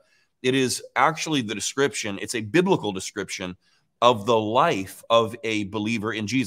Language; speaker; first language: English; native; English